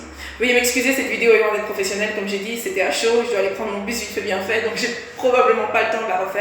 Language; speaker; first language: French; native; French